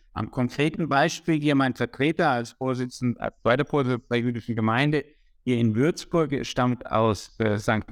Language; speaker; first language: German; native; German